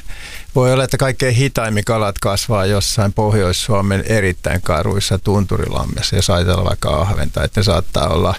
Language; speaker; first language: Finnish; native; Finnish